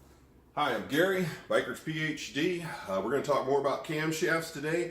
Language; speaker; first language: English; native; English